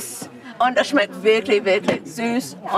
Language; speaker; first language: German; non-native, fluent; English